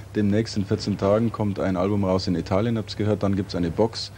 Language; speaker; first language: German; native; German